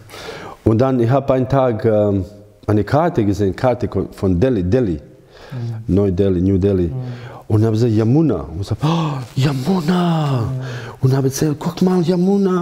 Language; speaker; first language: German; non-native, learner; Croatian